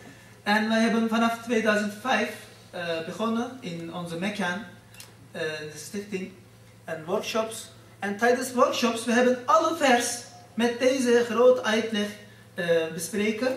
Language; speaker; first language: Dutch; non-native, fluent; Turkish